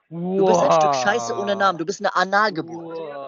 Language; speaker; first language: German; native; German